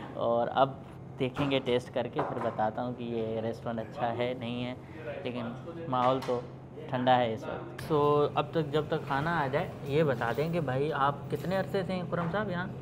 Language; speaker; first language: Urdu; non-native, local second language; Sindhi